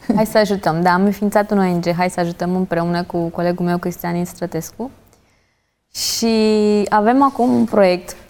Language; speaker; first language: Romanian; native; Romanian